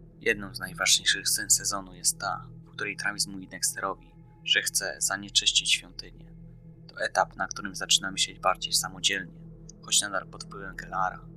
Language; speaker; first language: Polish; native; Polish